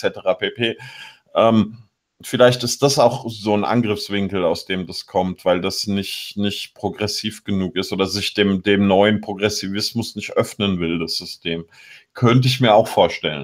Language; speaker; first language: German; native; German